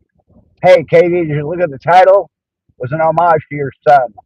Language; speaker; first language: English; native; English